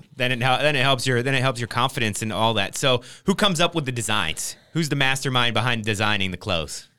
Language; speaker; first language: English; native; English